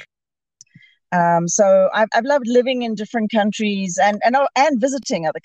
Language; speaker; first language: English; native; English